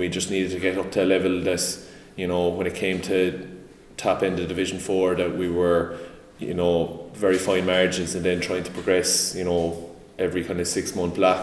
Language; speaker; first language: English; native; English